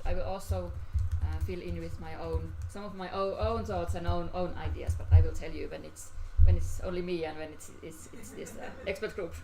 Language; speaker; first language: English; non-native, fluent; Finnish